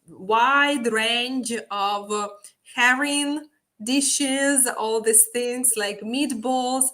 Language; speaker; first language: English; non-native, fluent; Ukrainian